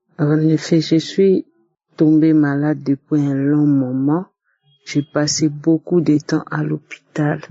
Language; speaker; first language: French; non-native, local second language; Lingala